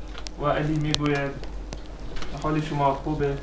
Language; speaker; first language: Persian; non-native, learner; Kashmiri